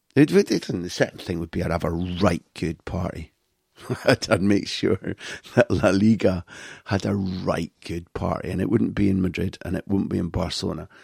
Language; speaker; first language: English; native; English